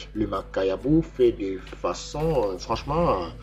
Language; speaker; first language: French; non-native, local second language; Lingala